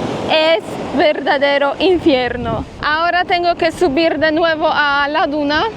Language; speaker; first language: Spanish; non-native, fluent; Polish